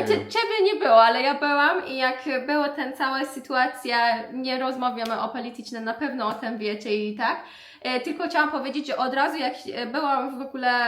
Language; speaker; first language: Polish; non-native, learner; Persian